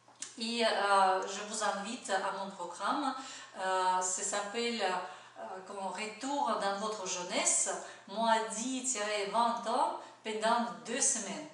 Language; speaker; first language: French; non-native, learner; Russian